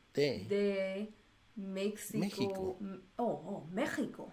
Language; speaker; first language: Spanish; non-native, learner; English